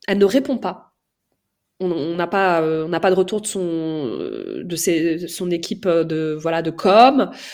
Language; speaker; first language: French; native; French